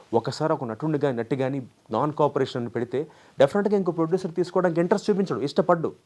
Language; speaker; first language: Telugu; native; Telugu